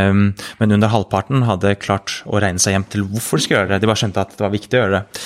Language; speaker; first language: Norwegian; native; Norwegian